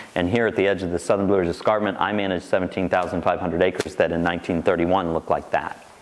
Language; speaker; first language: English; native; English